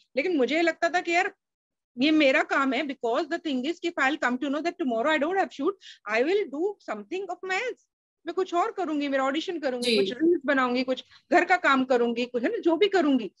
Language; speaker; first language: Hindi; native; Hindi